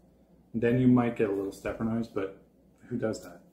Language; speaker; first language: English; native; English